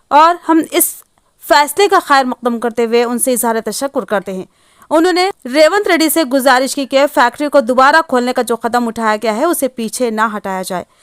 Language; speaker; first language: Hindi; non-native, local second language; Urdu